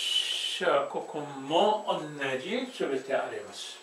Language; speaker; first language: Japanese; non-native, fluent; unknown